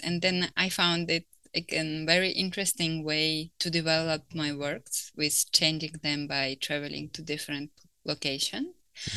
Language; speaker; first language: English; non-native, fluent; Ukrainian